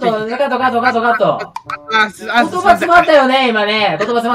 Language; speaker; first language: Japanese; native; Japanese